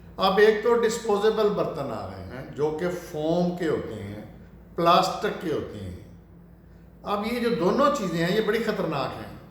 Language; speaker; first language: Urdu; non-native, local second language; Punjabi